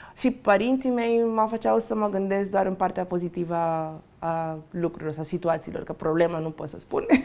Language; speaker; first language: Romanian; non-native, fluent; Spanish